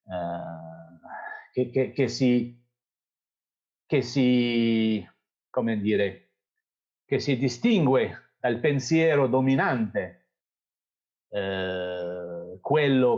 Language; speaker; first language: Italian; non-native, fluent; Kabyle